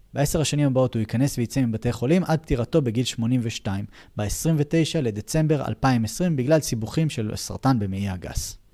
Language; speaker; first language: Hebrew; native; Hebrew